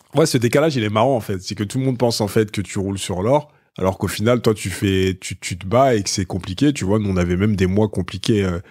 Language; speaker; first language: French; native; French